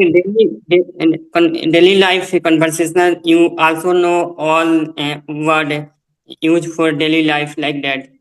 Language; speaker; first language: English; non-native, learner; Hindi